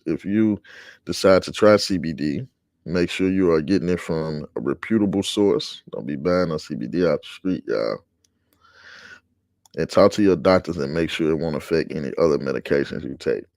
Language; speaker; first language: English; native; English